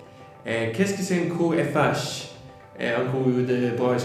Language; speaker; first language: French; non-native, learner; Swedish